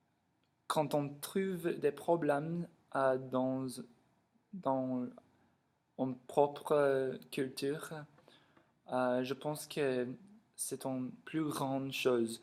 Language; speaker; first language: French; non-native, learner; English